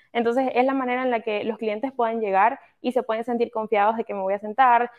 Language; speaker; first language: Spanish; native; Spanish